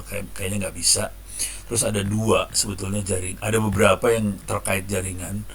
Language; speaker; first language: Indonesian; native; Indonesian